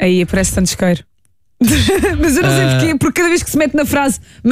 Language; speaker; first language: Portuguese; native; Portuguese